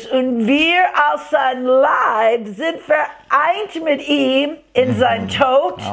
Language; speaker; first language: German; non-native, fluent; English